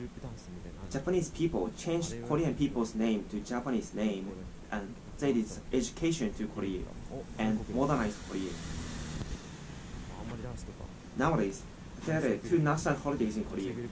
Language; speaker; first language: English; non-native, learner; Japanese